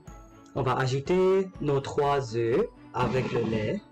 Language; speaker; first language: French; non-native, local second language; English